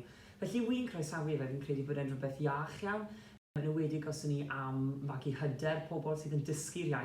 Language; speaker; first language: Welsh; native; Welsh